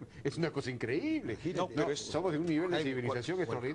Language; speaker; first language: Spanish; native; Spanish